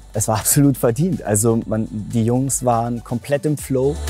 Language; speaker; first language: German; native; German